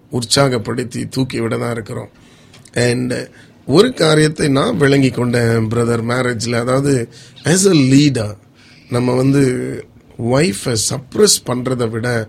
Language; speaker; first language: Tamil; native; Tamil